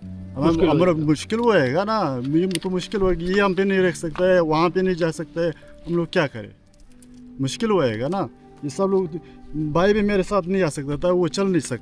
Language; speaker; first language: Hindi; non-native, local second language; Pashto